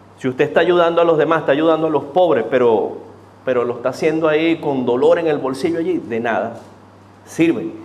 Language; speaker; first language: Spanish; native; Spanish